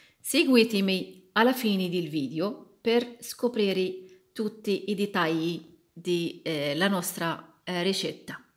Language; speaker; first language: Italian; non-native, learner; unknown